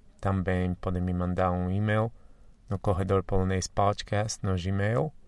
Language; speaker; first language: Portuguese; non-native, fluent; Polish